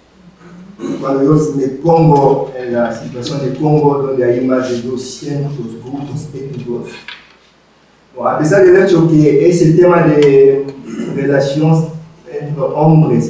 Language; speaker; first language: Spanish; non-native, fluent; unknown